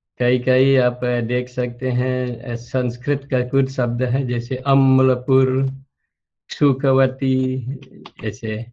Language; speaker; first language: Hindi; non-native, fluent; Balinese